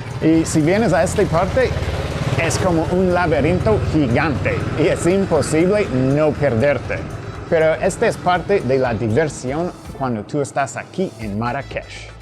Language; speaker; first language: Spanish; non-native, fluent; English